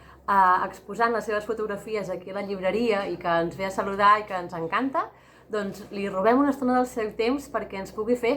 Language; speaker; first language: Catalan; native; Catalan